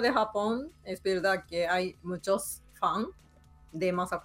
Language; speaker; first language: Spanish; non-native, fluent; Japanese